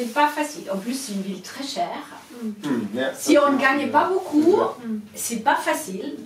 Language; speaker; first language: French; non-native, fluent; German